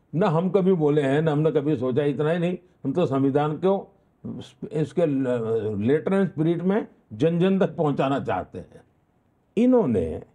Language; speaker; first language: Hindi; non-native, local second language; Gujarati